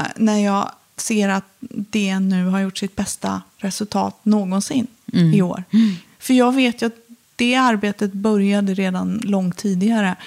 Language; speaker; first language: Swedish; native; Swedish